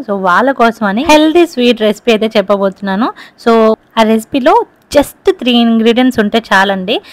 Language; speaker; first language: Telugu; non-native, local second language; Lambadi